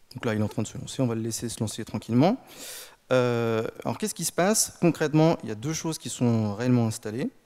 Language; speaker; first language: French; native; French